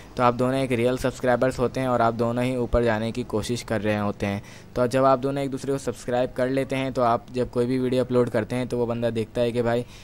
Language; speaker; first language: Hindi; native; Hindi